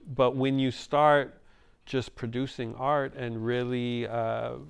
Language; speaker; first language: English; native; English